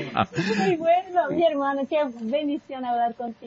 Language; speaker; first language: Spanish; non-native, fluent; Portuguese